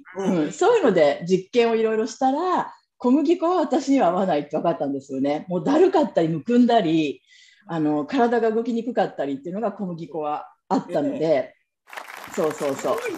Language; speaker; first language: Japanese; native; Japanese